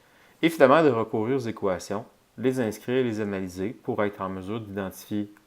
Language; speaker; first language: French; native; French